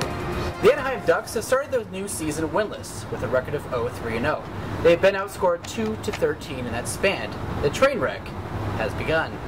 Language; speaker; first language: English; native; English